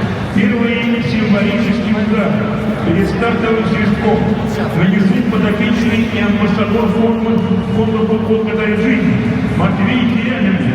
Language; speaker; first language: Russian; native; Russian